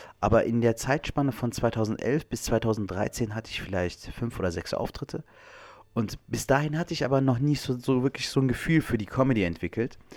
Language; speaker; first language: German; early bilingual, other home language; Turkish